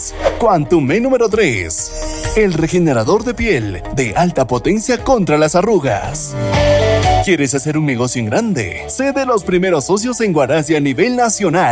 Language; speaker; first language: Spanish; native; Spanish